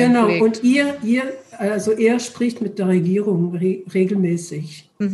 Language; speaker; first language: German; non-native, learner; English